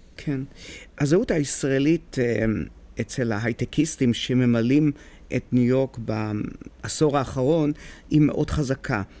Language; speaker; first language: Hebrew; native; Hebrew